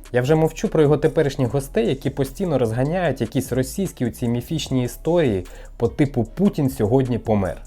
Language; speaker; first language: Ukrainian; non-native, local second language; Russian